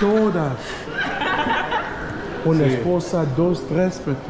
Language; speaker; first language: Portuguese; non-native, learner; English